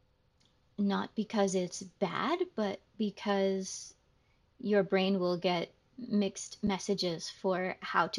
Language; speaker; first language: English; native; English